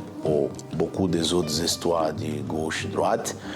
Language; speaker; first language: French; non-native, fluent; Portuguese